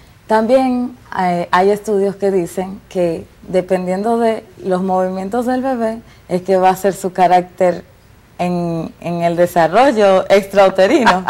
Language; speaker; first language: Spanish; native; Spanish